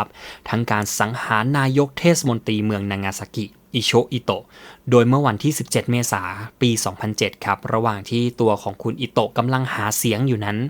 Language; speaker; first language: Thai; native; Thai